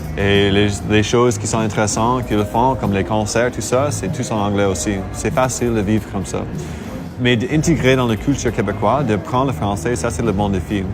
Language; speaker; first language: French; non-native, fluent; English